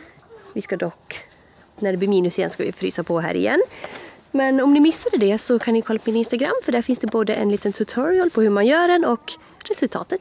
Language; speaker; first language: Swedish; native; Swedish